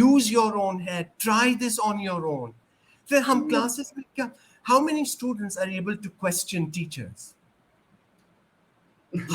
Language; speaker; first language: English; non-native, local second language; Urdu